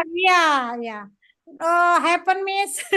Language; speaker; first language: English; non-native, learner; Indonesian